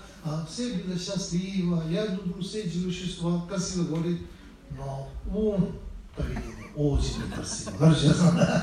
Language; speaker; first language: Russian; non-native, fluent; Tibetan